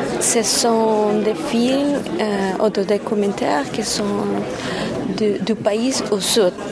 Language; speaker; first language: French; non-native, fluent; Spanish